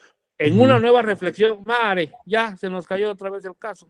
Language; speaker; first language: Spanish; native; Spanish